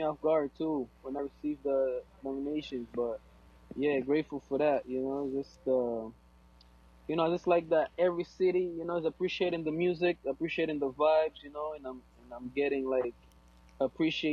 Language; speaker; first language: English; non-native, fluent; Portuguese